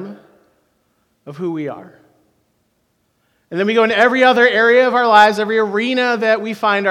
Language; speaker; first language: English; native; English